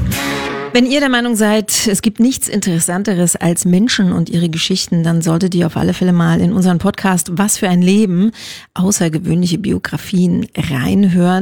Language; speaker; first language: German; native; German